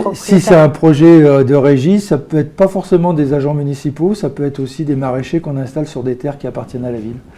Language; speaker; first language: French; native; French